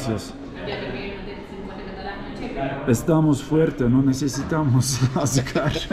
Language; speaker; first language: Spanish; non-native, learner; Turkish